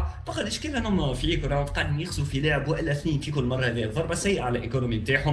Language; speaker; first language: Arabic; native; Arabic